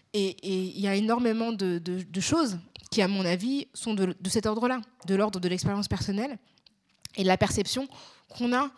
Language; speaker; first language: French; native; French